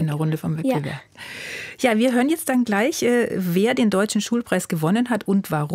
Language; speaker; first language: German; native; German